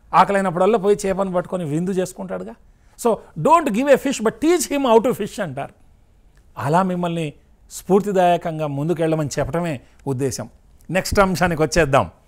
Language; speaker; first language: Telugu; native; Telugu